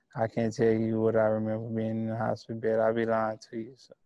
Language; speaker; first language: English; native; English